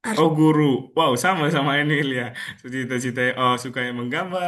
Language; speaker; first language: Indonesian; native; Indonesian